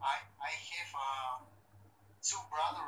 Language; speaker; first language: English; non-native, learner; Romany